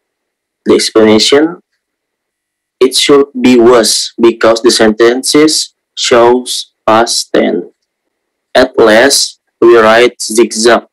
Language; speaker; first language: English; non-native, learner; Indonesian